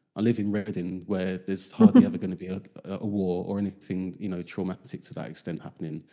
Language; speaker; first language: English; native; English